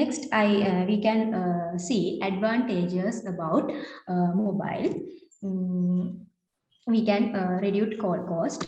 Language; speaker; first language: English; non-native, learner; Sinhala